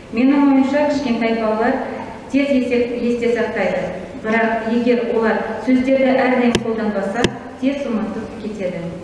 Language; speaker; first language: Kazakh; non-native, local second language; Russian